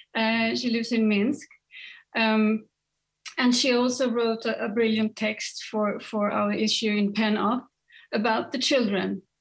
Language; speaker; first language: English; non-native, fluent; Swedish